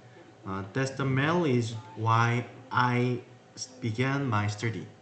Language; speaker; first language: English; non-native, learner; Korean